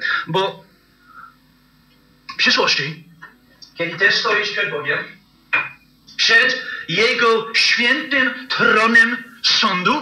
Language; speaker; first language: Polish; non-native, fluent; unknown